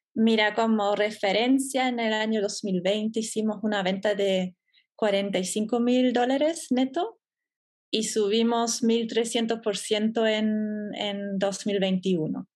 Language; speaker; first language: Spanish; non-native, fluent; German